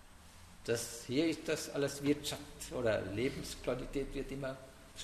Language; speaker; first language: German; non-native, learner; Sinhala